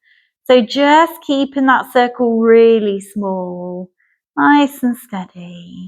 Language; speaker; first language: English; native; English